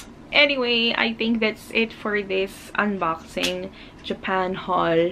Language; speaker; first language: English; non-native, local second language; Filipino